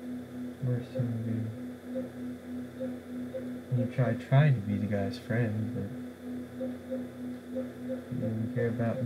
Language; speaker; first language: English; native; English